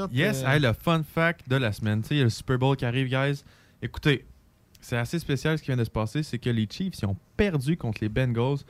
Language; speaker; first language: French; native; French